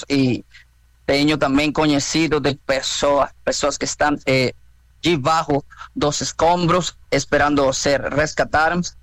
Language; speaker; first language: Portuguese; non-native, fluent; Spanish